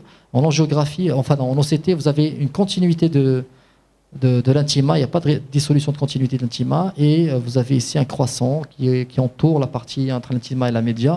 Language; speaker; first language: French; non-native, local second language; Arabic